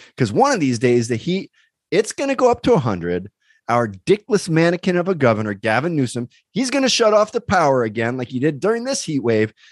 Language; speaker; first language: English; native; English